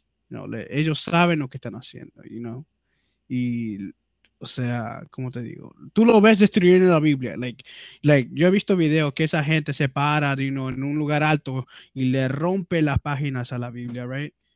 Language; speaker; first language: Spanish; early bilingual, heritage; Spanish